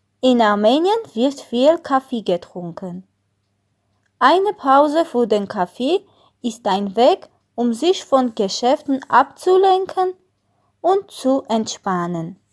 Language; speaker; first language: German; non-native, learner; Armenian